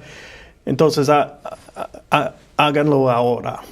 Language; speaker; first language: Spanish; non-native, fluent; English